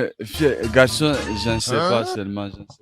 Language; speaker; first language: French; non-native, learner; Rundi